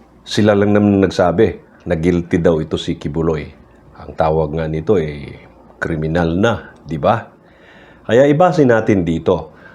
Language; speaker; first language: Filipino; native; Filipino